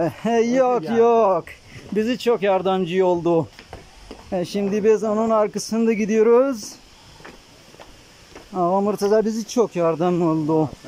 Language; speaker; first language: Turkish; non-native, learner; Pashto